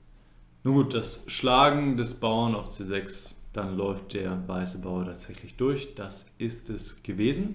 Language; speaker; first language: German; native; German